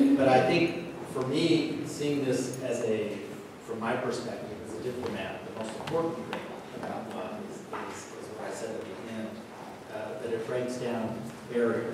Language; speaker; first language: English; native; English